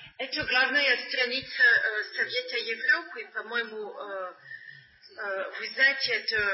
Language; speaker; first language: Russian; non-native, learner; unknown